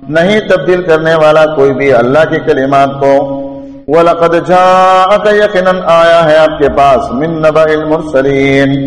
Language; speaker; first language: Urdu; non-native, local second language; Pashto